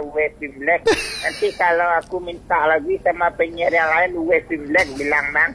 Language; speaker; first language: Indonesian; non-native, local second language; Minangkabau